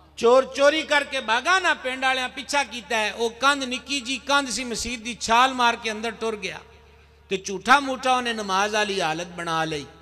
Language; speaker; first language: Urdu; non-native, local second language; Punjabi